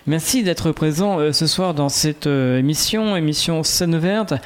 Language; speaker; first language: French; native; French